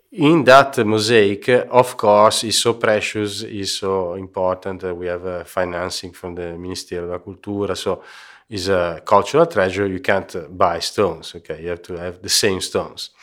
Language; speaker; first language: English; non-native, fluent; Italian